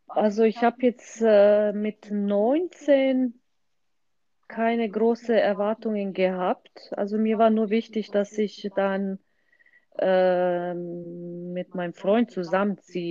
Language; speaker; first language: German; non-native, fluent; Croatian